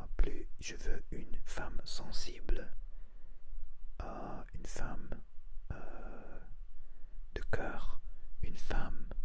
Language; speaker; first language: French; non-native, learner; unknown